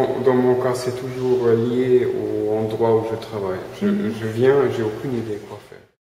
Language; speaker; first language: French; non-native, fluent; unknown